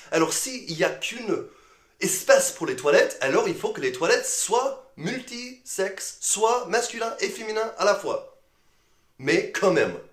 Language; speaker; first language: French; non-native, fluent; English